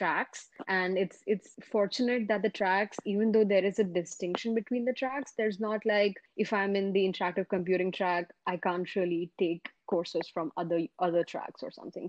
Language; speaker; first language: English; non-native, local second language; Hindi